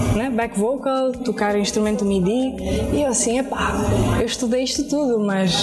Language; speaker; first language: Portuguese; early bilingual, other home language; Spanish